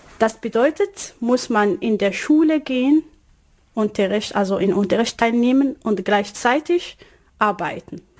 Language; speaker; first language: German; non-native, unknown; Arabic